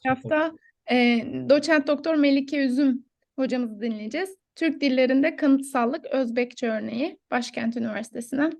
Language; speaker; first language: Turkish; native; Turkish